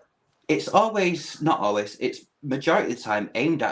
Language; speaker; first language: English; native; English